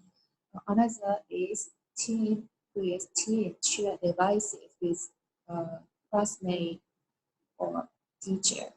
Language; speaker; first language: English; non-native, learner; Japanese